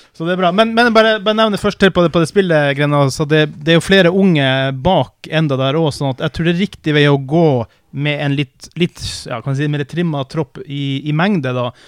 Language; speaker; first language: Norwegian; native; Norwegian